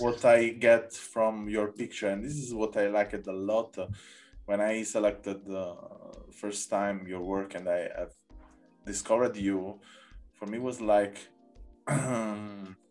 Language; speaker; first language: English; non-native, learner; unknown